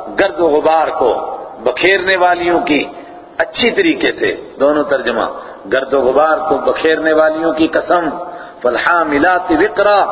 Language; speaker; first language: Urdu; non-native, local second language; Punjabi